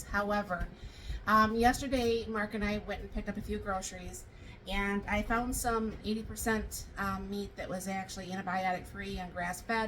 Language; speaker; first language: English; native; English